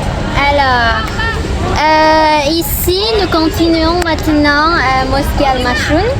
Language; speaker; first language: French; non-native, learner; Indonesian